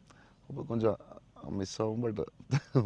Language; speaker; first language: Tamil; non-native, local second language; Telugu